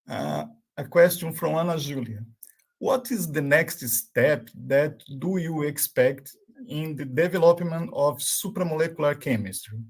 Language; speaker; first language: English; non-native, fluent; Portuguese